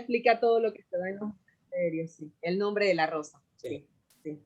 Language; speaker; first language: Spanish; native; Spanish